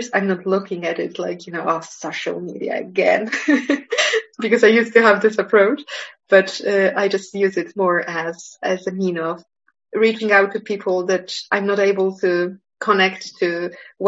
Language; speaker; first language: English; non-native, fluent; Polish